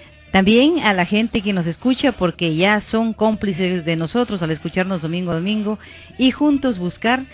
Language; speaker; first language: Spanish; native; Spanish